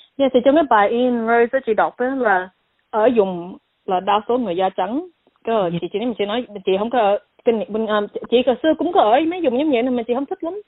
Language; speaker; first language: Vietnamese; early bilingual, heritage; Vietnamese